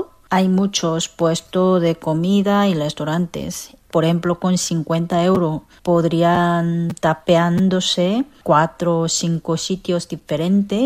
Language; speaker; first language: Spanish; non-native, fluent; Korean